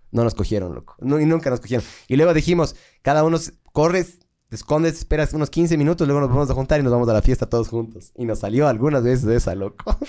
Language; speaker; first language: Spanish; native; Spanish